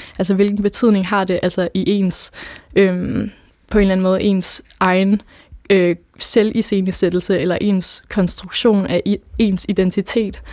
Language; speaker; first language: Danish; native; Danish